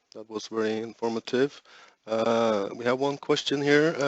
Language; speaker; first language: English; non-native, fluent; Norwegian